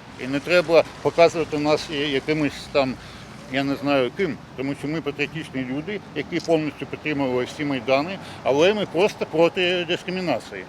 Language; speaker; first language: Ukrainian; non-native, local second language; Russian